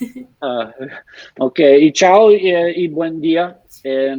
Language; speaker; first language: Spanish; non-native, learner; English